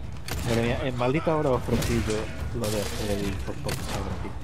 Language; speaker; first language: Spanish; native; Spanish